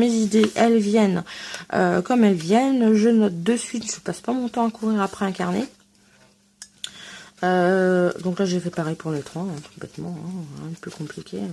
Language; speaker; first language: French; native; French